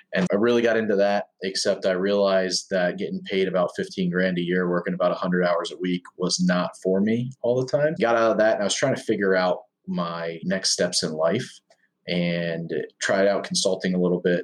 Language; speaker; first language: English; native; English